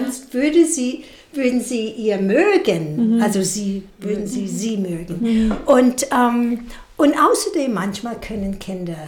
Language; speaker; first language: German; non-native, fluent; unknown